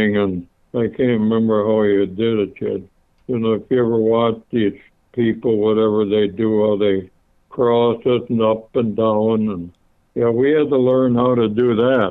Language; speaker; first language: English; native; English